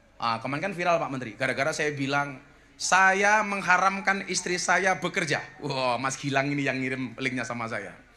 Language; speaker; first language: Indonesian; native; Indonesian